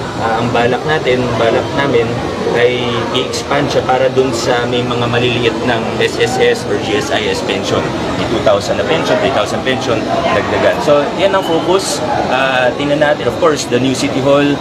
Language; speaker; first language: Filipino; native; Filipino